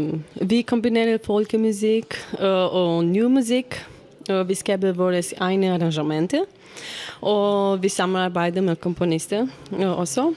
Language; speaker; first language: Danish; non-native, fluent; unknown